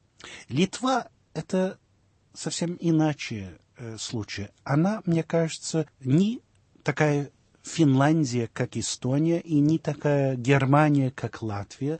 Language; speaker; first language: Russian; early bilingual, heritage; Russian